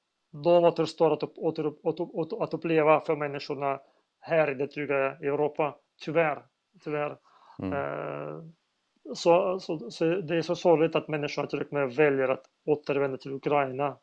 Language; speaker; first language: Swedish; non-native, fluent; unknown